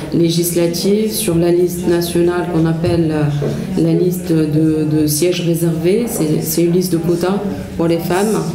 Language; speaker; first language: French; non-native, local second language; Arabic